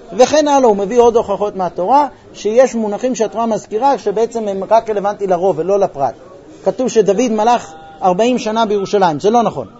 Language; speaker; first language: Hebrew; early bilingual, heritage; Hebrew